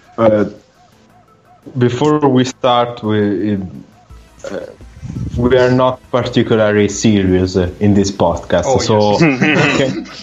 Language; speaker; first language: English; non-native, fluent; Italian